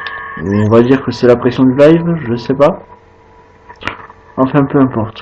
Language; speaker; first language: French; native; French